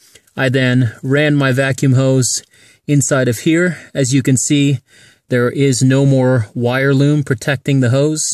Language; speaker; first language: English; native; English